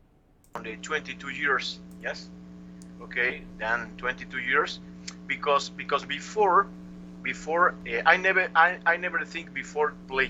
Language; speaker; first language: English; non-native, learner; Spanish